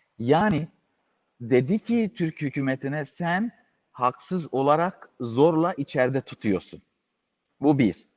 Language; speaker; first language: Turkish; native; Turkish